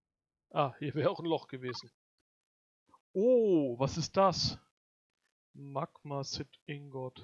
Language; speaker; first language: German; native; German